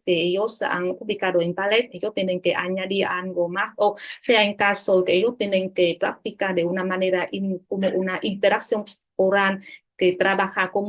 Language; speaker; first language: Spanish; non-native, fluent; Vietnamese